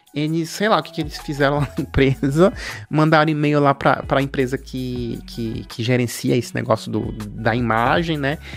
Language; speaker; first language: Portuguese; native; Portuguese